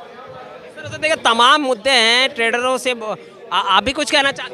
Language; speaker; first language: Hindi; native; Hindi